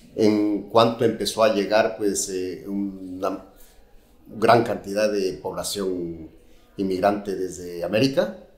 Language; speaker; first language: Spanish; native; Spanish